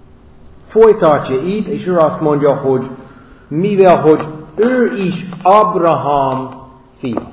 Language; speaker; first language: Hungarian; non-native, fluent; English